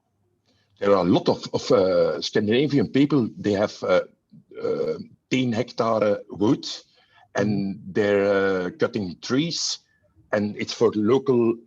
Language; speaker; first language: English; non-native, learner; Dutch